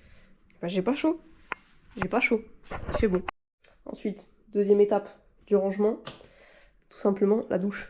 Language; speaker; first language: French; native; French